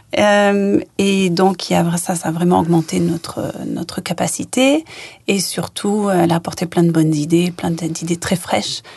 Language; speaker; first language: French; native; French